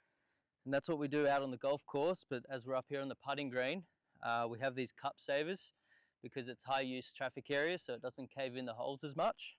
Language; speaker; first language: English; native; English